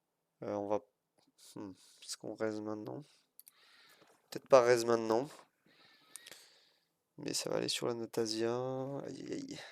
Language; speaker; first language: French; native; French